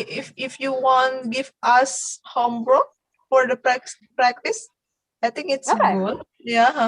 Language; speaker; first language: English; non-native, learner; Indonesian